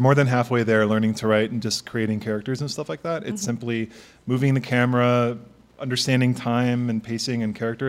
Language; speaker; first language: English; native; English